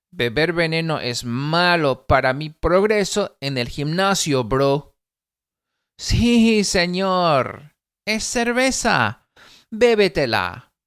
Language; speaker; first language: Spanish; non-native, fluent; English